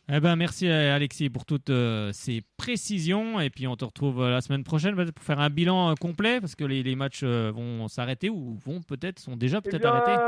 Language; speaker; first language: French; native; French